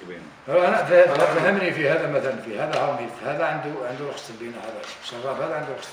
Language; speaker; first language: Arabic; native; Arabic